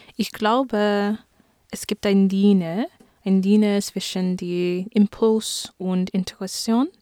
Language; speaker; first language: German; non-native, learner; English